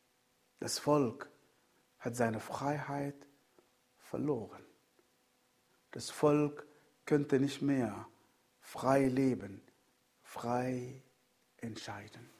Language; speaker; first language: German; non-native, fluent; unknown